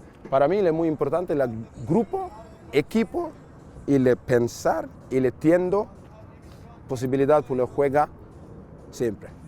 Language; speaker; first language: Spanish; non-native, learner; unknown